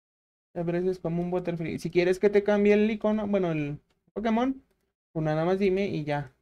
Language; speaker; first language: Spanish; native; Spanish